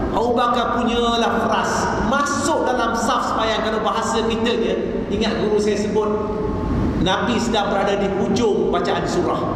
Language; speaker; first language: Malay; native; Malay